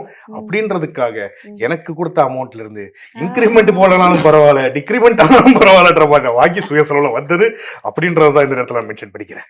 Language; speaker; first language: Tamil; native; Tamil